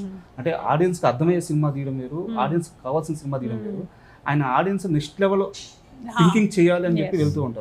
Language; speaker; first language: Telugu; native; Telugu